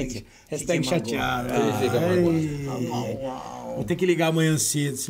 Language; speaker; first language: Portuguese; native; Portuguese